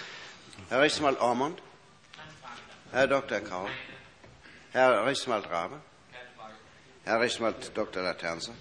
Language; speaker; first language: German; native; German